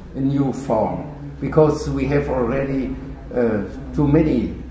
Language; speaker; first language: English; non-native, fluent; German